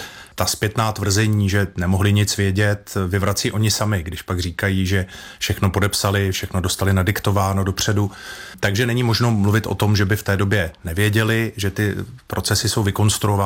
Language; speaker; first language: Czech; native; Czech